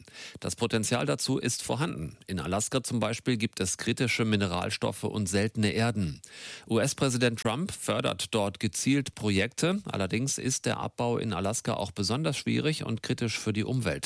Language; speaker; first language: German; native; German